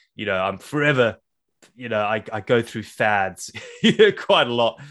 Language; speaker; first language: English; native; English